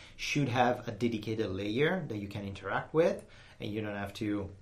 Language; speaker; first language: English; non-native, fluent; Italian